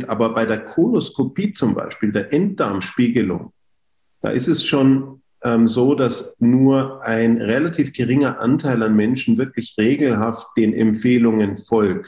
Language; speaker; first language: German; native; German